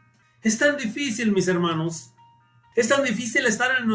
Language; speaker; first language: Spanish; native; Spanish